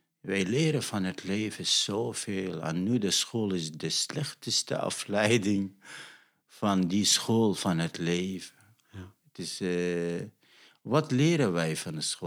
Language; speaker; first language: Dutch; non-native, fluent; Arabic